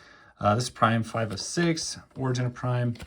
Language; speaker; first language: English; native; English